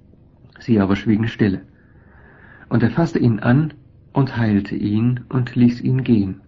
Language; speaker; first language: German; native; German